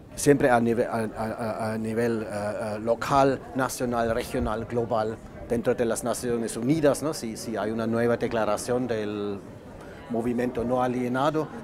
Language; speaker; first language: Spanish; non-native, fluent; German